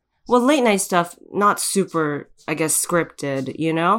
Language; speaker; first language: English; early bilingual, other home language; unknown